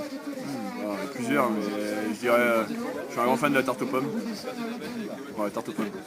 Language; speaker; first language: French; native; French